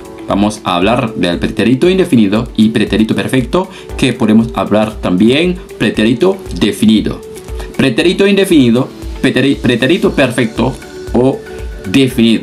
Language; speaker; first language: Spanish; non-native, fluent; French